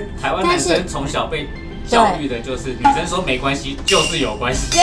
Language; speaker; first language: Chinese; native; Chinese